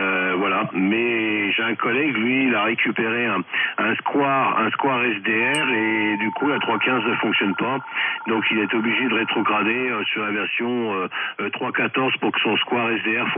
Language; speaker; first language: French; native; French